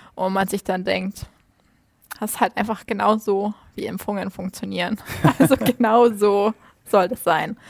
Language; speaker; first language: German; native; German